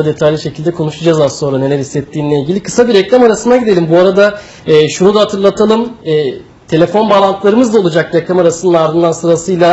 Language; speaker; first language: Turkish; native; Turkish